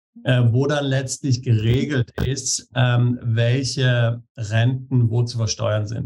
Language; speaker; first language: German; native; German